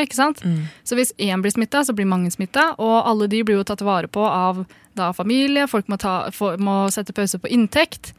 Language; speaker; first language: Norwegian; early bilingual, other home language; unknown